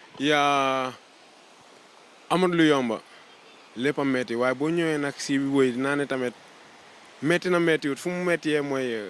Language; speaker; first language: Wolof; non-native, local second language; Jola-Fonyi